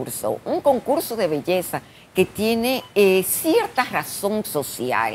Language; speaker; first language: Spanish; native; Spanish